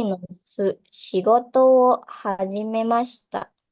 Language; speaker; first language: Japanese; non-native, learner; Indonesian